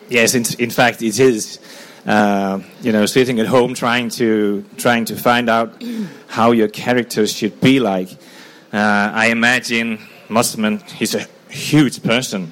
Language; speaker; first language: English; non-native, fluent; Danish